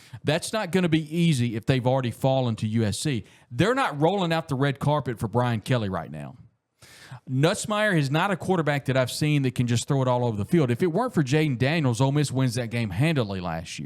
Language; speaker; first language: English; native; English